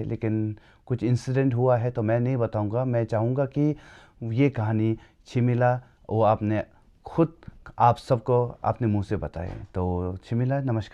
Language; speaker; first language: Hindi; non-native, local second language; Tibetan